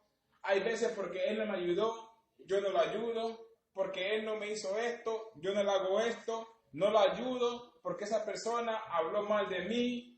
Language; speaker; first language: Spanish; native; Spanish